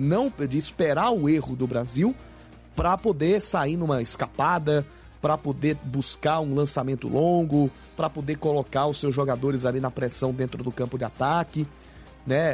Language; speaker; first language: Portuguese; native; Portuguese